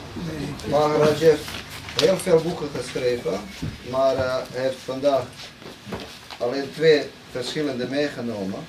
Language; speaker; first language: Dutch; non-native, fluent; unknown